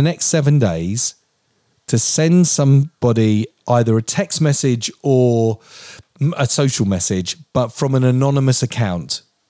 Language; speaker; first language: English; native; English